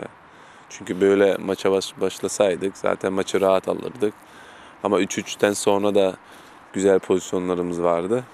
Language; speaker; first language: Turkish; early bilingual, heritage; German